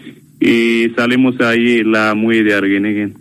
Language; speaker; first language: Spanish; non-native, learner; Arabic